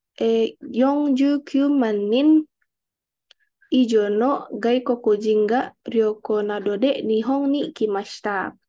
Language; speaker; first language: Japanese; non-native, learner; Indonesian